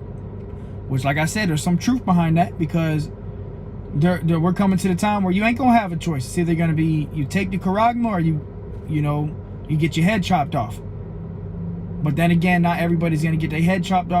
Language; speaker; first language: English; native; English